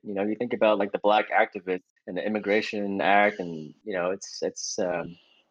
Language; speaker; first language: English; native; English